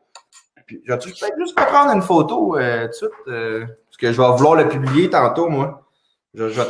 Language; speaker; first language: French; native; French